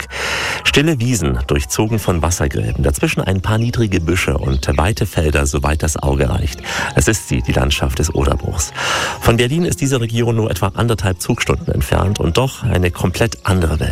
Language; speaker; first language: German; native; German